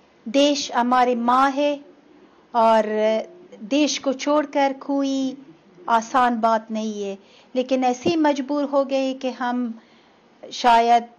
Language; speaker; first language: Hindi; non-native, fluent; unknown